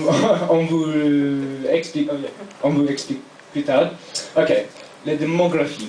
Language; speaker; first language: French; non-native, fluent; English